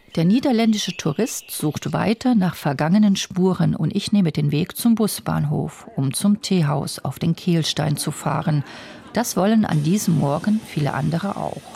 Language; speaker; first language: German; native; German